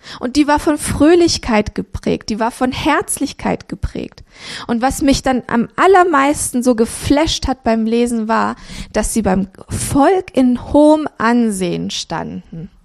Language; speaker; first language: German; early bilingual, other home language; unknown